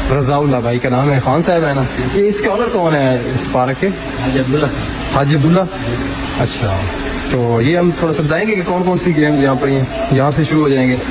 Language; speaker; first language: Urdu; non-native, local second language; Punjabi